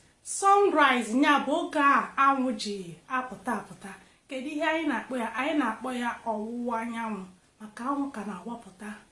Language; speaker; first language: Igbo; native; Igbo